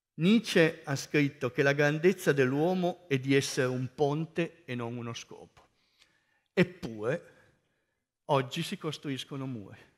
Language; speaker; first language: Italian; native; Italian